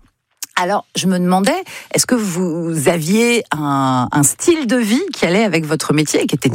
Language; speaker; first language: French; native; French